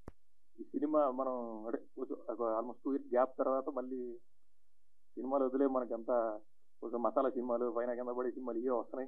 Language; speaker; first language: Telugu; native; Telugu